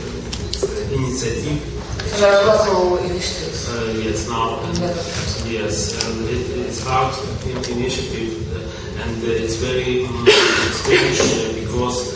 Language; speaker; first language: English; non-native, learner; Russian